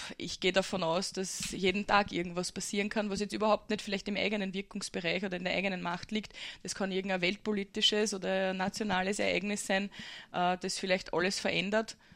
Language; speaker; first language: German; native; German